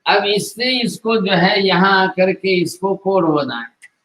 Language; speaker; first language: Hindi; non-native, local second language; Gujarati